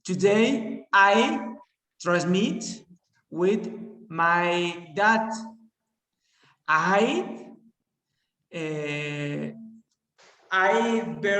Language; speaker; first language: English; non-native, learner; Spanish